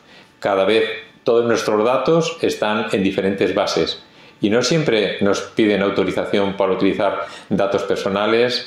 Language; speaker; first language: Spanish; native; Spanish